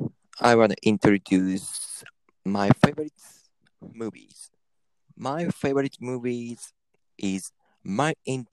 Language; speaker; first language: English; non-native, learner; Japanese